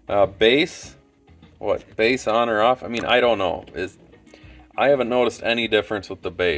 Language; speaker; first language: English; native; English